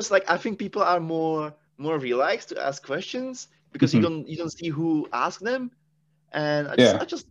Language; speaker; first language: English; non-native, fluent; Czech